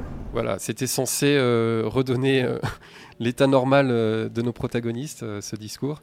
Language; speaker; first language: French; native; French